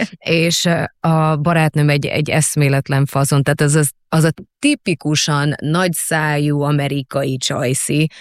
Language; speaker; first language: Hungarian; early bilingual, heritage; Hungarian